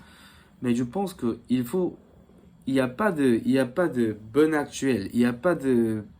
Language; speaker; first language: French; non-native, fluent; Korean